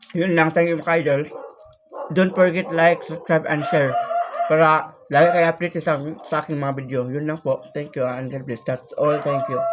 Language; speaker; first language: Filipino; non-native, local second language; Cebuano